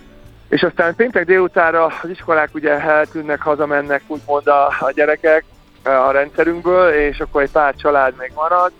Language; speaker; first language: Hungarian; native; Hungarian